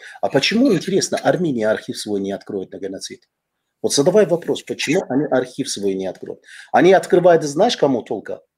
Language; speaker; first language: Russian; non-native, fluent; Azerbaijani